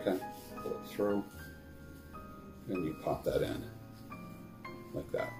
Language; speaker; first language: English; native; English